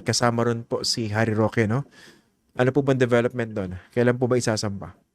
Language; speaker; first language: Filipino; native; Filipino